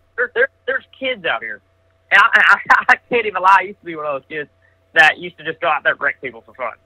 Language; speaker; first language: English; native; English